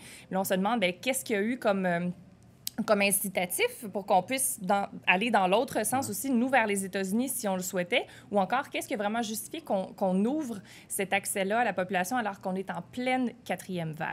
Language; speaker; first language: French; native; French